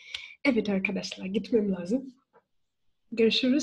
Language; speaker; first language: Turkish; non-native, fluent; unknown